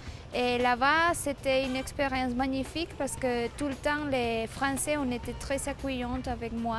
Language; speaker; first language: French; non-native, fluent; Spanish